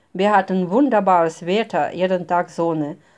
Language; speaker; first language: German; non-native, fluent; Russian